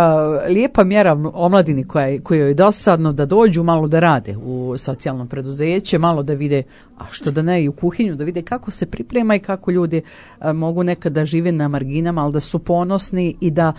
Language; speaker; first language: Croatian; native; Croatian